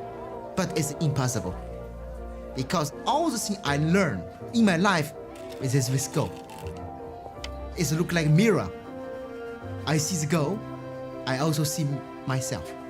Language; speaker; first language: English; non-native, learner; Chinese